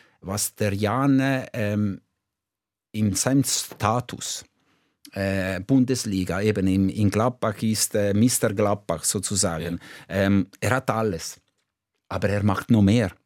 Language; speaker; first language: German; non-native, local second language; Italian